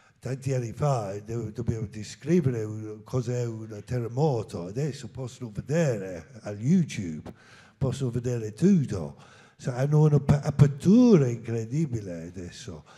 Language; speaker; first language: Italian; non-native, learner; English